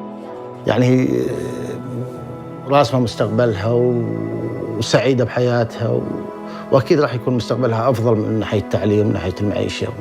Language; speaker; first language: Arabic; native; Arabic